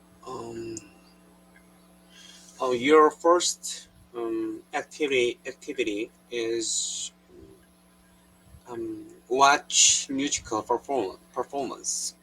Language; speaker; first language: English; non-native, learner; Korean